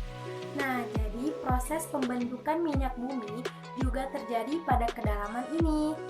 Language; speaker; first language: Indonesian; native; Indonesian